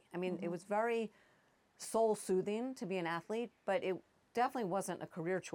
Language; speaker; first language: English; native; English